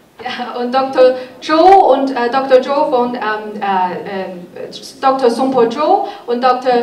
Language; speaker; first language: German; non-native, fluent; Chinese